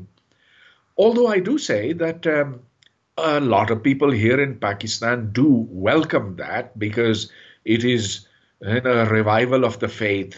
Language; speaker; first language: English; non-native, local second language; Urdu